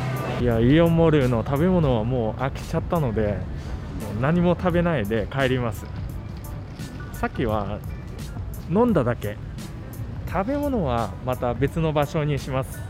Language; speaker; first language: Japanese; non-native, fluent; Vietnamese